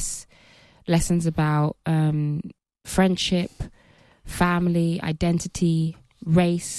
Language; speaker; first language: English; native; English